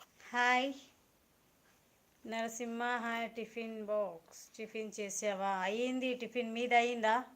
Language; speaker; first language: Telugu; non-native, local second language; Kannada